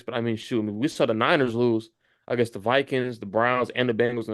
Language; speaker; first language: English; native; English